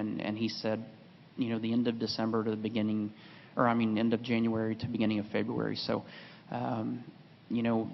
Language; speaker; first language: English; native; English